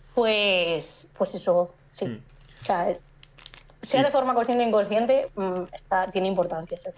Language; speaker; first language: Spanish; native; Spanish